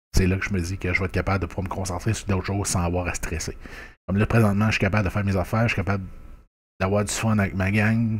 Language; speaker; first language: French; native; French